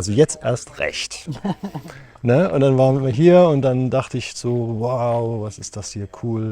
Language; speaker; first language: German; native; German